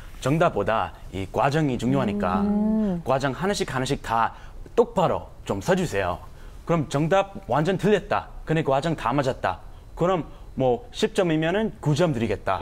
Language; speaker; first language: Korean; non-native, fluent; English